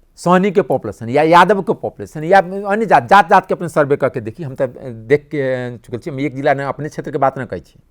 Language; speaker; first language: Bhojpuri; non-native, local second language; Maithili